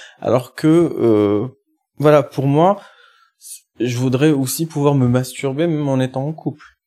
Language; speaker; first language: French; non-native, local second language; Arabic